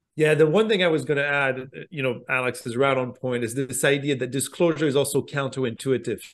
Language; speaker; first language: English; non-native, fluent; French